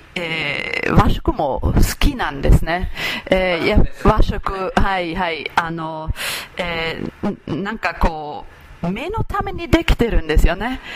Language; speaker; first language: Japanese; non-native, fluent; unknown